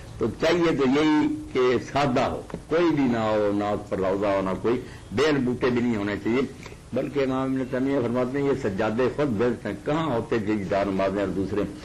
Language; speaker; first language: Urdu; non-native, local second language; Punjabi